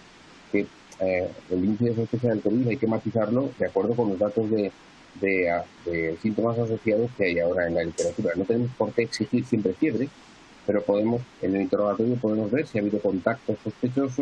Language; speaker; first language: Spanish; native; Spanish